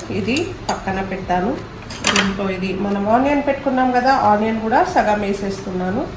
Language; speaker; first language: Telugu; non-native, local second language; Urdu